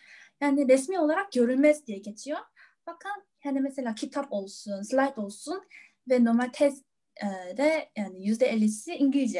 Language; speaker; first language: Turkish; non-native, fluent; Korean